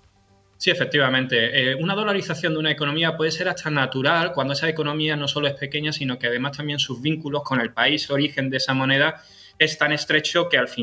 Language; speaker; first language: Spanish; native; Spanish